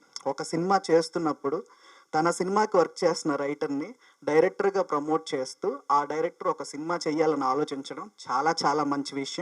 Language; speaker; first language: Telugu; native; Telugu